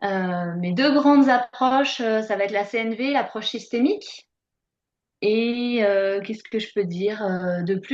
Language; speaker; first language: French; native; French